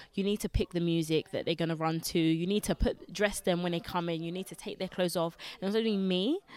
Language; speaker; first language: English; early bilingual, other home language; Lingala